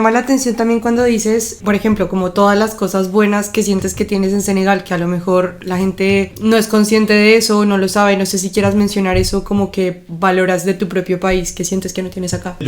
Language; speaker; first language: Spanish; native; Spanish